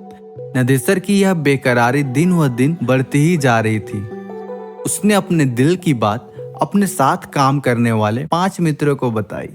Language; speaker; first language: Hindi; native; Hindi